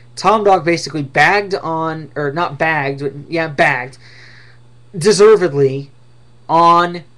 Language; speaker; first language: English; native; English